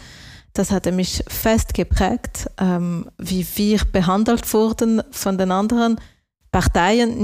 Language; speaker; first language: German; non-native, local second language; French